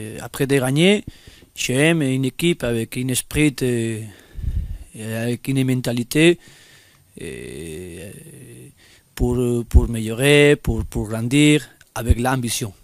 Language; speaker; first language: French; non-native, fluent; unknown